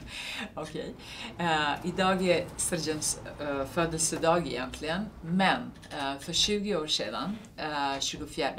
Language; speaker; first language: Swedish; non-native, fluent; Serbian